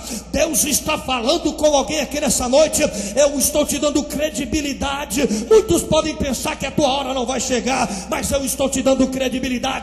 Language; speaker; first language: Portuguese; native; Portuguese